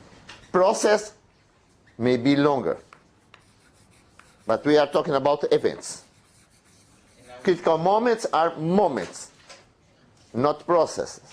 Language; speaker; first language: English; non-native, fluent; Spanish